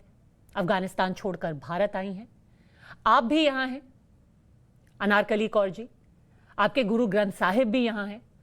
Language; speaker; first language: Hindi; native; Hindi